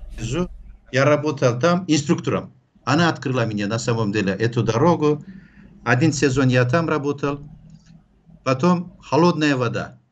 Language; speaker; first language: Russian; non-native, fluent; Turkish